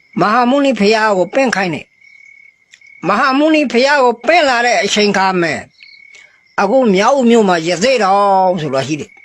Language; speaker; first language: Burmese; native; Burmese